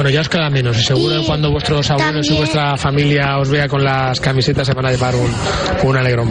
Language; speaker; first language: Spanish; native; Spanish